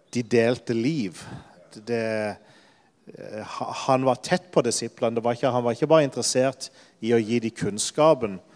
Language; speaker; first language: Norwegian; native; Norwegian